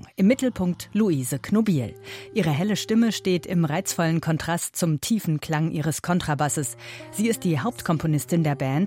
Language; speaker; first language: German; native; German